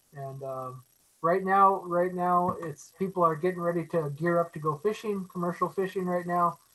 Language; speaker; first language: English; native; English